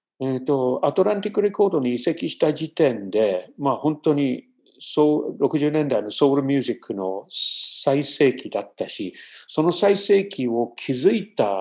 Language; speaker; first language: Japanese; non-native, fluent; English